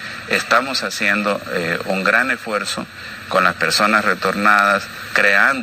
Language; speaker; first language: Spanish; native; Spanish